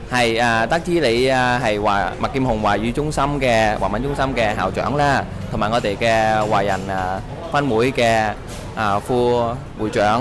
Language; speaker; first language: Cantonese; early bilingual, heritage; Cantonese